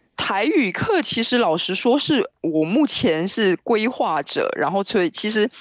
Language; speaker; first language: Chinese; non-native, local second language; Min Nan Chinese